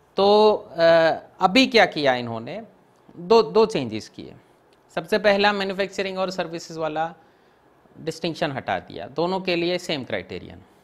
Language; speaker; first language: Hindi; non-native, local second language; Gujarati